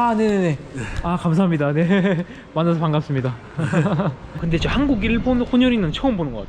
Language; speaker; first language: Korean; native; Korean